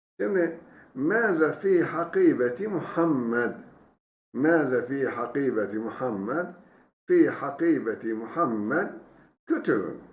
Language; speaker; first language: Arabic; non-native, fluent; Turkish